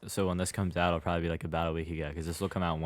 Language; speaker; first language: English; native; English